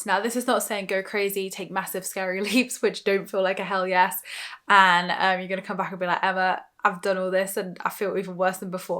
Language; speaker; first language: English; native; English